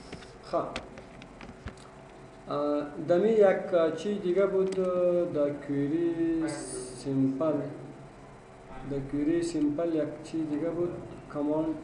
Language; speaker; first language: Persian; non-native, local second language; Pashto